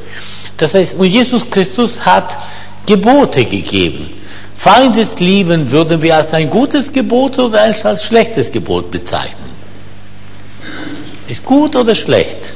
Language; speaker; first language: German; non-native, fluent; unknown